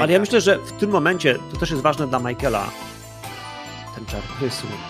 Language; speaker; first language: Polish; native; Polish